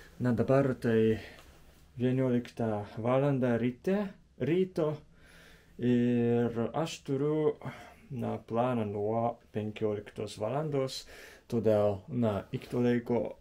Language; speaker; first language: Lithuanian; non-native, learner; Japanese